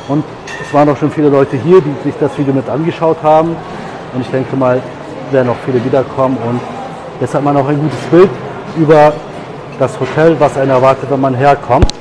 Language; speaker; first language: German; native; German